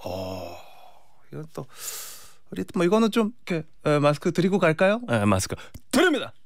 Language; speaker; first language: Korean; native; Korean